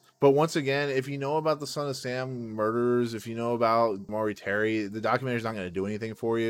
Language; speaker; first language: English; native; English